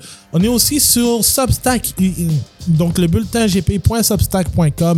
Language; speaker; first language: French; native; French